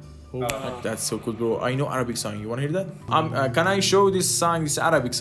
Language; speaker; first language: English; non-native, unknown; Persian